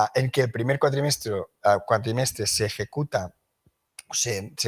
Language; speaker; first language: Spanish; non-native, local second language; Catalan